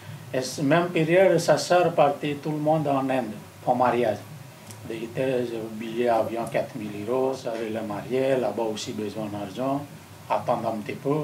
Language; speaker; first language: French; non-native, learner; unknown